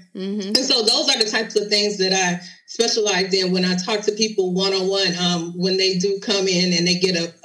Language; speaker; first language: English; native; English